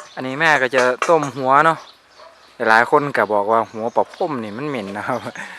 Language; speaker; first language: Thai; native; Thai